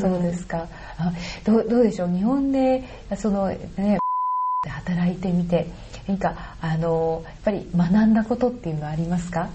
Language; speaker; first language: Japanese; native; Japanese